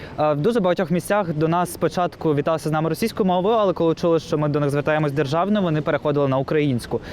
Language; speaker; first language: Ukrainian; non-native, local second language; Russian